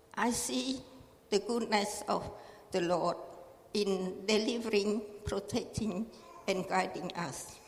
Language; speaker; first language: English; non-native, learner; Khmer